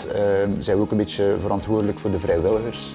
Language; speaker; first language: Dutch; native; Dutch